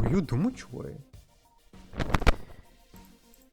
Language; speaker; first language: Korean; non-native, learner; Russian